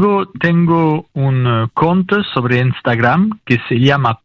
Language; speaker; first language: Spanish; non-native, fluent; French